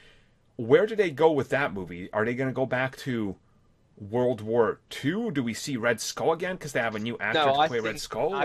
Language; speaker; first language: English; native; English